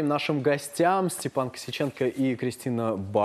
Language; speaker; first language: Russian; native; Russian